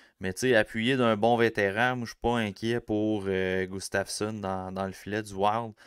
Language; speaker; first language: French; native; French